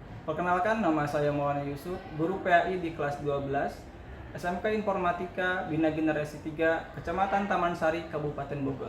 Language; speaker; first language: Indonesian; native; Indonesian